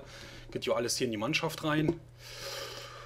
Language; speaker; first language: German; native; German